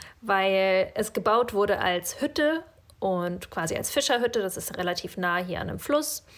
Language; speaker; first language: German; early bilingual, other home language; Russian